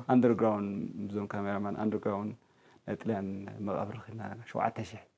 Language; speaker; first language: Tigrinya; native; Tigrinya